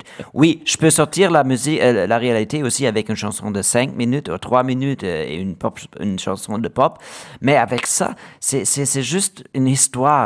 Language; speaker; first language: French; non-native, learner; German